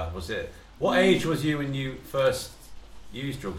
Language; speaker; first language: English; native; English